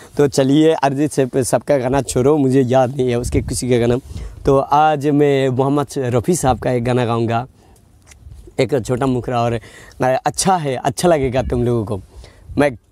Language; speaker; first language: Hindi; non-native, local second language; Bangla